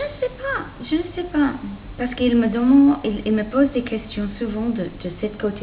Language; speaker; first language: French; non-native, fluent; English